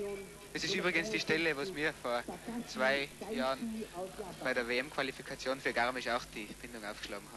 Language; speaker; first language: German; native; German